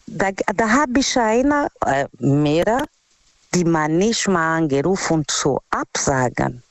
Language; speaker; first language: German; non-native, learner; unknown